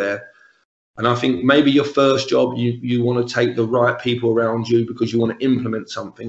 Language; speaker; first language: English; native; English